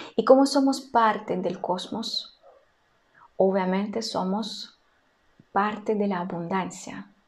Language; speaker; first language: Spanish; non-native, fluent; Russian